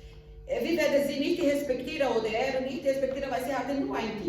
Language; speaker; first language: German; non-native, learner; Portuguese